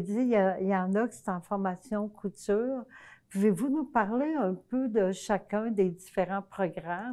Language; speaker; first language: French; native; French